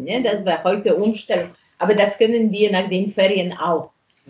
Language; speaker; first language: German; non-native, fluent; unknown